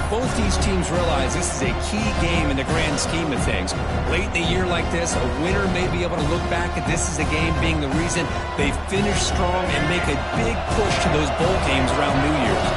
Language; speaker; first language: English; native; English